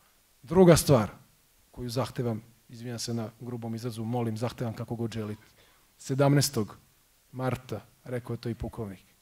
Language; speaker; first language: Croatian; native; Croatian